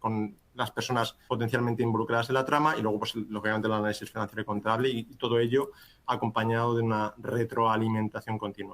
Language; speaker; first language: Spanish; native; Spanish